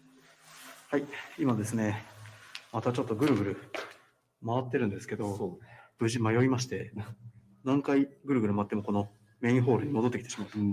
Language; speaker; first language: Japanese; native; Japanese